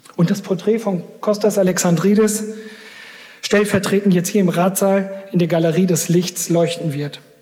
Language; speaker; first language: German; early bilingual, other home language; Greek